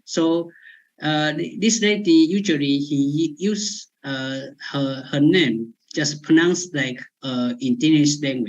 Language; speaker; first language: English; non-native, fluent; Chinese